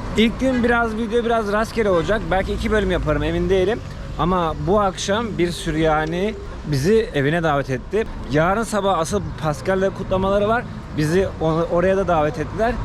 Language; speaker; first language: Turkish; native; Turkish